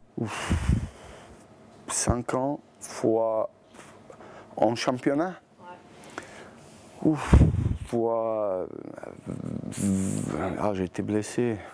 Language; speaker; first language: French; non-native, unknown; Bosnian